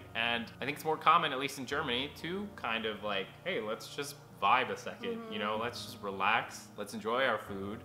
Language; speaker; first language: English; native; English